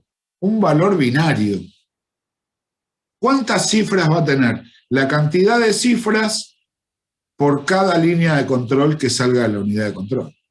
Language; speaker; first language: Spanish; native; Spanish